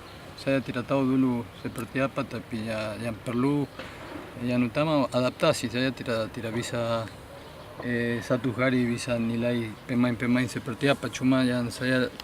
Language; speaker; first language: Indonesian; non-native, fluent; Spanish